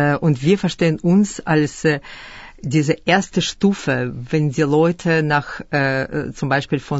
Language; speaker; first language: German; early bilingual, other home language; Russian